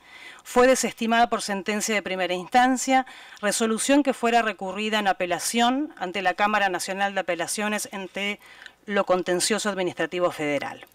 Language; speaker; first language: Spanish; native; Spanish